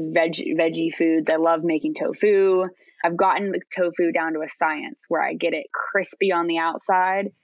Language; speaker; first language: English; native; English